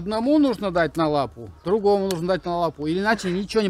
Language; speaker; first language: Russian; native; Russian